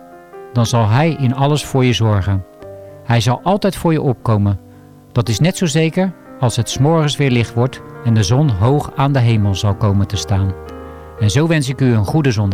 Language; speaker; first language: Dutch; native; Dutch